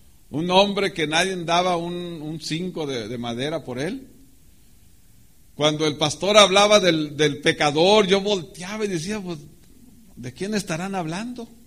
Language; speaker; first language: Spanish; native; Spanish